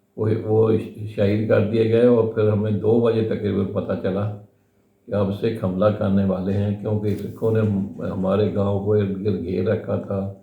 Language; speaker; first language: Urdu; non-native, local second language; Punjabi